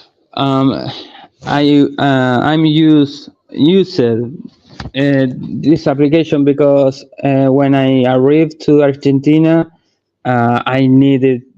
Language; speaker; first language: English; non-native, learner; Spanish